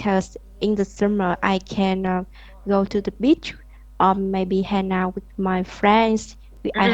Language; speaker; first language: English; non-native, learner; Vietnamese